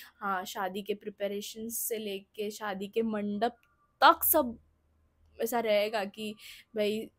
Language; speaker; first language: Hindi; non-native, local second language; Marathi